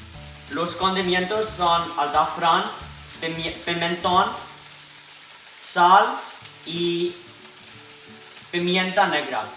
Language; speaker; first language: Spanish; non-native, learner; English